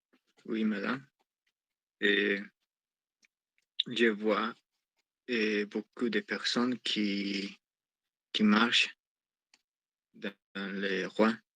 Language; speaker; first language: French; non-native, learner; Spanish